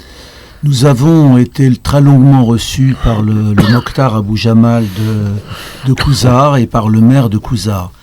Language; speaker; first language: French; native; French